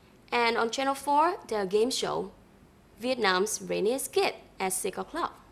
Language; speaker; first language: English; non-native, fluent; Vietnamese